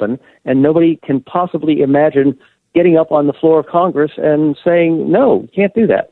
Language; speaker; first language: English; native; English